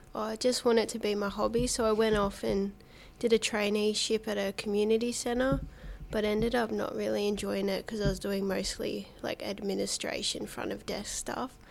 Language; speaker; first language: English; native; English